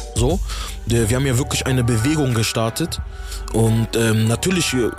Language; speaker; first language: German; native; German